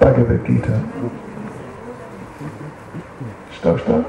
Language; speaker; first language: Russian; non-native, learner; English